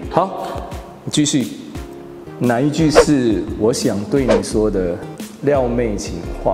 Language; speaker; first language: Chinese; non-native, fluent; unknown